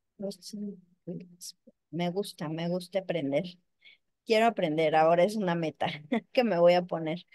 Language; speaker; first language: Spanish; native; Spanish